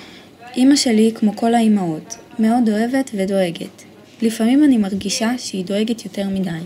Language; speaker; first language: Hebrew; native; Hebrew